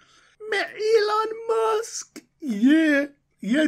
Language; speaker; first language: English; native; English